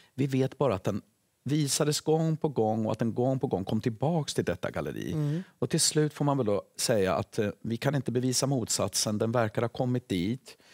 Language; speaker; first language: Swedish; native; Swedish